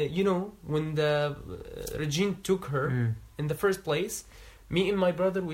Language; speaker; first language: English; non-native, learner; Arabic